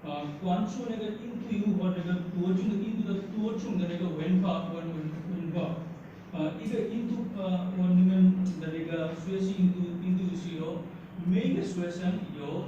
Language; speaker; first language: Chinese; non-native, learner; Hindi